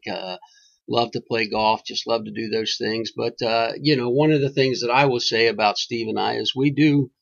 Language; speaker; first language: English; native; English